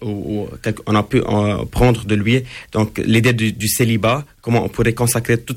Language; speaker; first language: French; non-native, local second language; Arabic